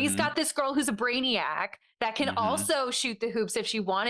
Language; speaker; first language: English; native; English